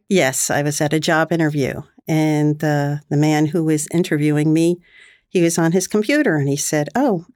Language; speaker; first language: English; native; English